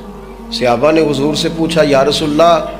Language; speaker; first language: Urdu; non-native, local second language; Punjabi